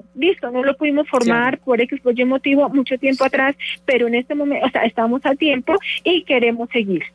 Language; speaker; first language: Spanish; native; Spanish